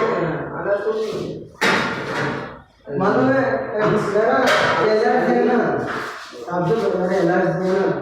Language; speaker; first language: Hindi; non-native, learner; Bangla